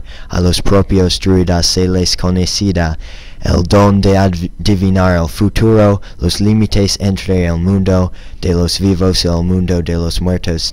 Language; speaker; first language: Spanish; non-native, learner; English